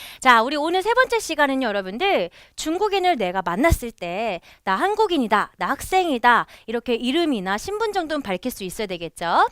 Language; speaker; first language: Korean; native; Korean